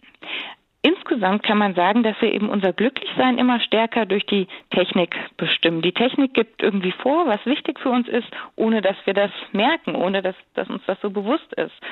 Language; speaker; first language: German; native; German